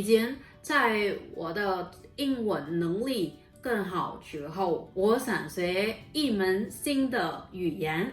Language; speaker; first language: Chinese; non-native, learner; Vietnamese